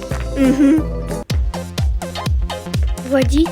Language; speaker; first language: Russian; non-native, local second language; Kazakh